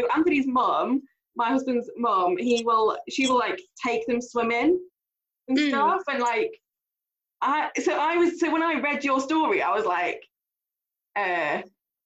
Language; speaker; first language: English; native; English